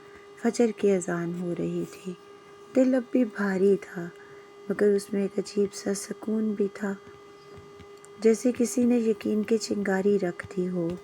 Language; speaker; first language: Urdu; native; Urdu